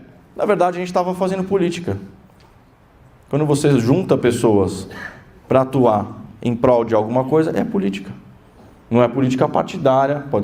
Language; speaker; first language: Portuguese; native; Portuguese